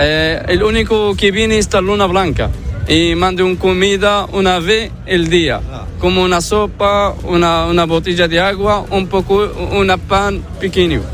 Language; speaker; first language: Spanish; non-native, learner; Arabic